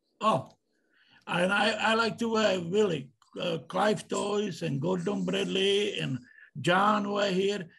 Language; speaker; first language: English; non-native, learner; Czech